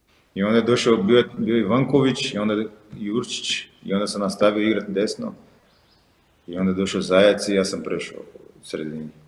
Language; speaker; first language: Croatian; non-native, fluent; Portuguese